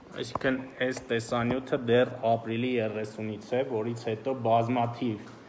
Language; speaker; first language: Armenian; native; Armenian